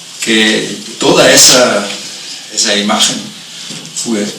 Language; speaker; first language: Spanish; non-native, fluent; German